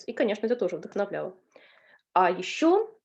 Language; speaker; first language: Russian; native; Russian